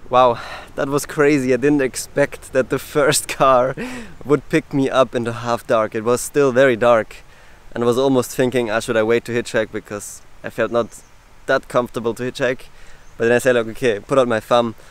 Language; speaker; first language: English; non-native, fluent; German